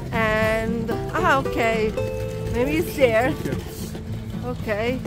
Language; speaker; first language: English; non-native, fluent; Italian